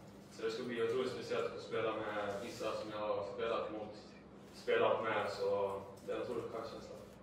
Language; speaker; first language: Swedish; early bilingual, other home language; Albanian